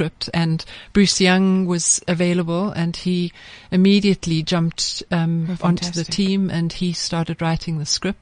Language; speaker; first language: English; native; English